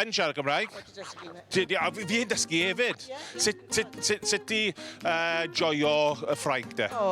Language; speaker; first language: Welsh; non-native, learner; English